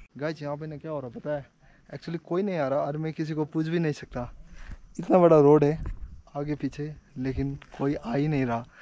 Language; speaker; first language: Hindi; non-native, local second language; Nepali